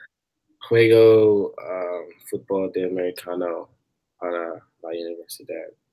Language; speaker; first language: Spanish; non-native, learner; English